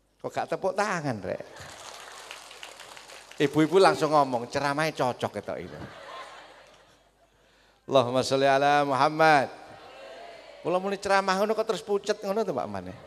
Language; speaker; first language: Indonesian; non-native, local second language; Javanese